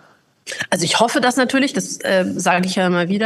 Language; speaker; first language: German; native; German